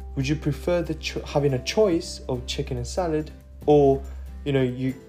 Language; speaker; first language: English; non-native, fluent; Japanese